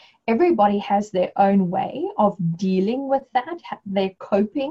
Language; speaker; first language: English; native; English